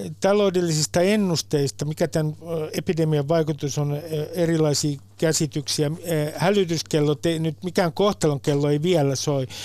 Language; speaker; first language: Finnish; native; Finnish